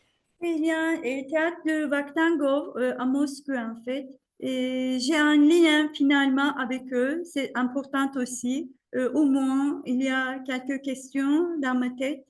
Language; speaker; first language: French; non-native, fluent; Turkish